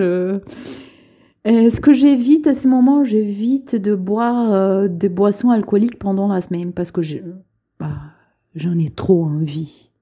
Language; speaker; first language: French; non-native, local second language; Portuguese